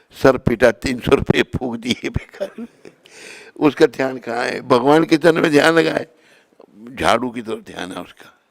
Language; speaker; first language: Hindi; non-native, local second language; Punjabi